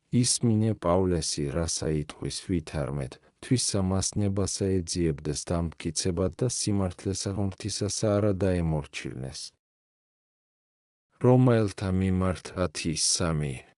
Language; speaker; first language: Georgian; native; Georgian